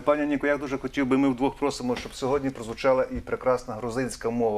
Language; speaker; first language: Ukrainian; native; Ukrainian